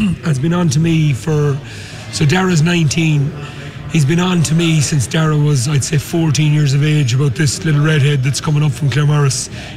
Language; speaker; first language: English; native; English